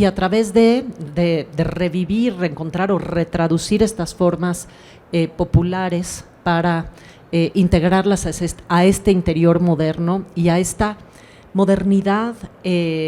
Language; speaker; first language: Spanish; native; Spanish